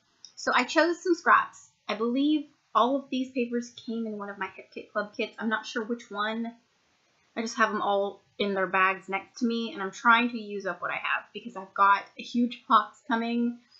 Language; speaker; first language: English; native; English